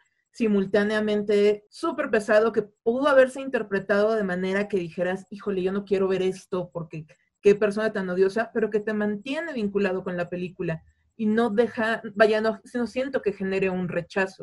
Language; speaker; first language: Spanish; native; Spanish